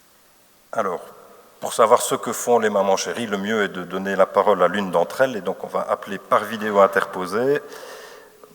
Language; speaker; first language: French; native; French